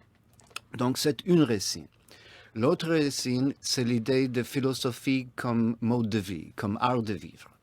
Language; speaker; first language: French; non-native, fluent; English